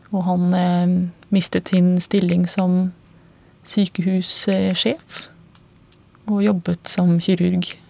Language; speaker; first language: Norwegian; non-native, fluent; Russian